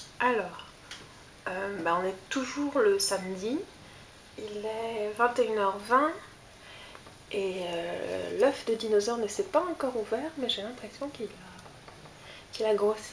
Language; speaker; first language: French; native; French